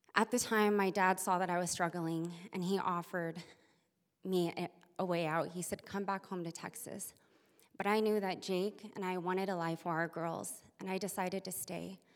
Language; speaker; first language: English; native; English